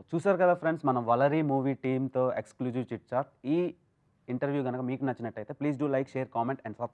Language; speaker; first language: Telugu; native; Telugu